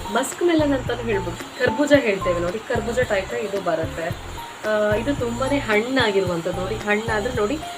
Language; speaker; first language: Kannada; non-native, local second language; Tulu